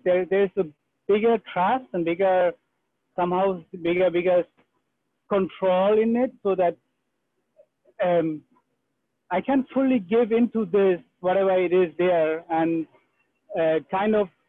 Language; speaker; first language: English; non-native, local second language; Sinhala